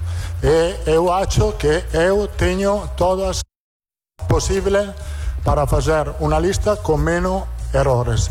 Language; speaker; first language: Portuguese; non-native, learner; Italian